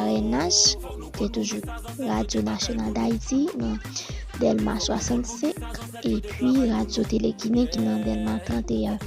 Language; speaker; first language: French; non-native, learner; Haitian Creole